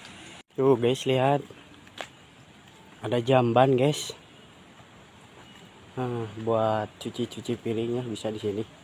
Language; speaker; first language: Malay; non-native, local second language; Sundanese